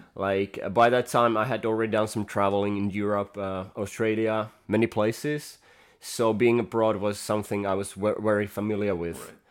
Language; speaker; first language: English; non-native, fluent; Finnish